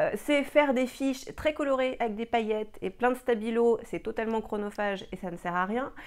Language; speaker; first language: French; native; French